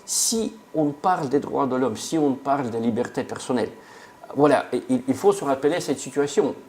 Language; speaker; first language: French; non-native, fluent; Russian